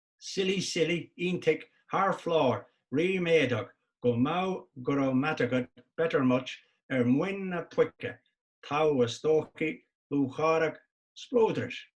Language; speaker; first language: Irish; non-native, local second language; English